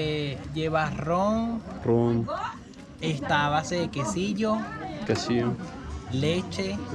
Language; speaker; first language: Spanish; native; Spanish